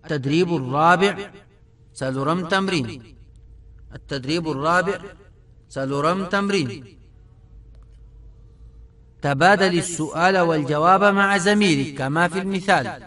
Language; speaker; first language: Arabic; non-native, fluent; Pashto